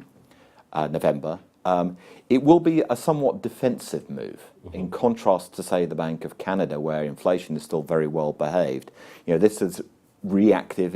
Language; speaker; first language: English; native; English